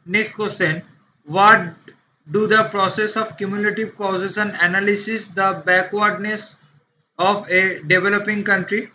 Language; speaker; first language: English; non-native, local second language; Bangla